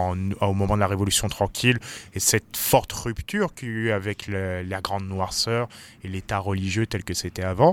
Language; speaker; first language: French; native; French